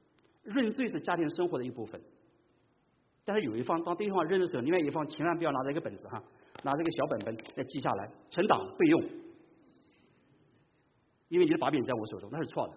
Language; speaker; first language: Chinese; native; Chinese